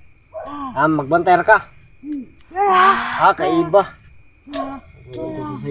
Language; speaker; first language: Filipino; non-native, local second language; Cebuano